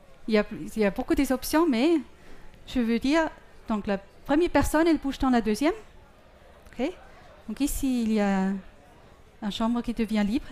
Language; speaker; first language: French; non-native, fluent; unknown